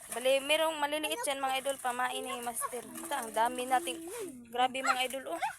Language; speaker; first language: Filipino; non-native, local second language; Cebuano